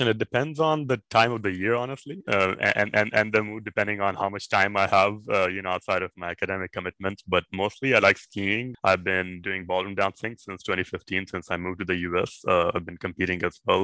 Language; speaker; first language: English; non-native, local second language; Urdu